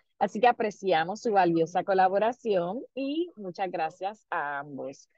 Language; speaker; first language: Spanish; native; Spanish